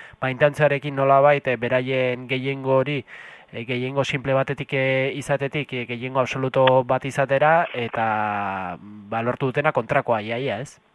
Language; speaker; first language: Basque; native; Basque